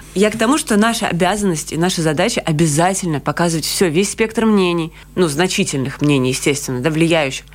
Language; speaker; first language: Russian; native; Russian